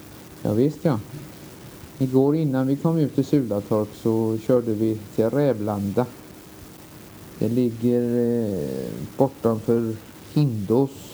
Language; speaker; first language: Swedish; native; Swedish